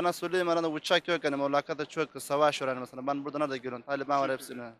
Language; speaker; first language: Turkish; non-native, learner; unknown